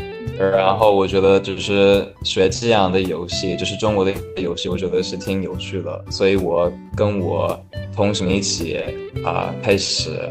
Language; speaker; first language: Chinese; non-native, fluent; English